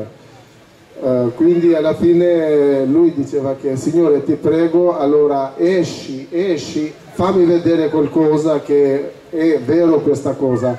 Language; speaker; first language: Italian; non-native, fluent; Albanian